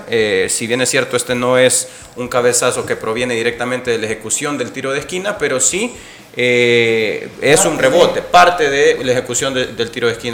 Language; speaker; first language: Spanish; native; Spanish